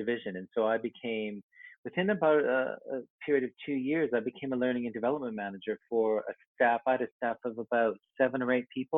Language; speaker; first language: English; native; English